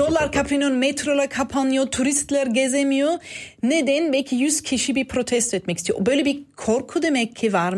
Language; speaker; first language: Turkish; non-native, fluent; German